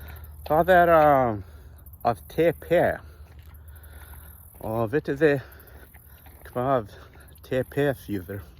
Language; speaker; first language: Icelandic; non-native, learner; English